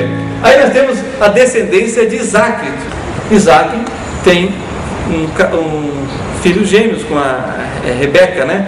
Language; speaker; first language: Portuguese; native; Portuguese